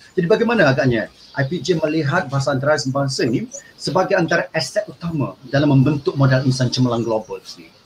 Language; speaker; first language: Malay; native; Malay